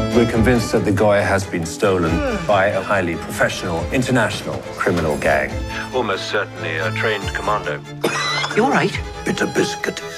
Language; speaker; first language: English; native; English